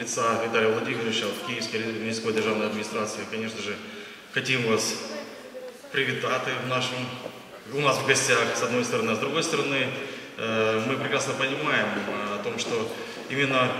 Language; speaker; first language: Russian; non-native, local second language; Ukrainian